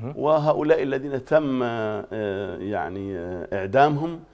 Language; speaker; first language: Arabic; native; Arabic